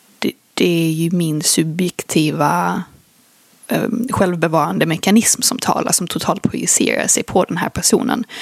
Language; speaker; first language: Swedish; early bilingual, other home language; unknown